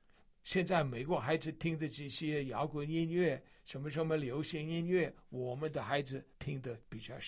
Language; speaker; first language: Chinese; non-native, fluent; English